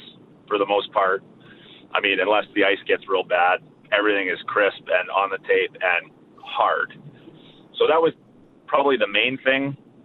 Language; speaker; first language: English; native; English